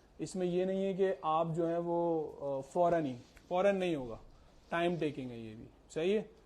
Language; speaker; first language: Urdu; native; Urdu